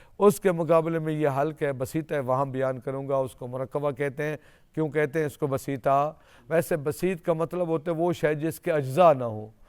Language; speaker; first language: Urdu; non-native, local second language; Saraiki